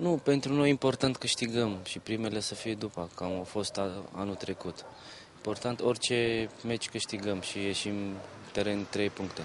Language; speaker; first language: Romanian; non-native, learner; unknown